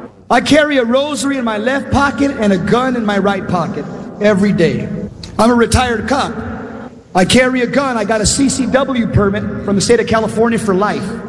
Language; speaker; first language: English; early bilingual, other home language; Spanish